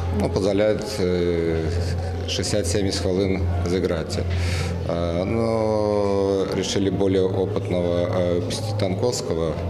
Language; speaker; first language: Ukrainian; non-native, learner; Russian